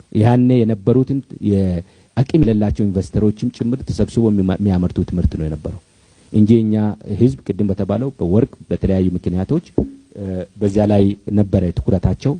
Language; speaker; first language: Amharic; non-native, local second language; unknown